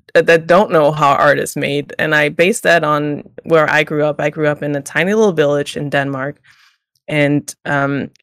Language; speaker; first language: English; non-native, fluent; Danish